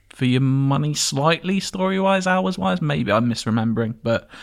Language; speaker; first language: English; native; English